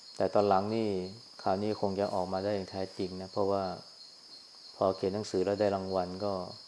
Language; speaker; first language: Thai; native; Thai